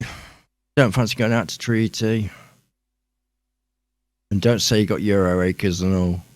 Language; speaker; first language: English; native; English